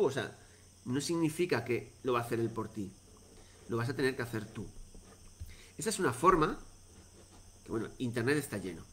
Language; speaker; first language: Spanish; native; Spanish